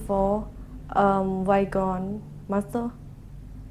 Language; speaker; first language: English; non-native, learner; Thai